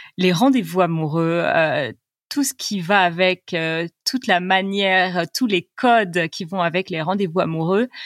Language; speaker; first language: French; native; French